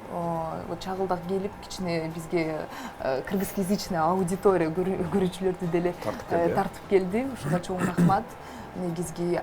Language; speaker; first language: Kyrgyz; non-native, local second language; Russian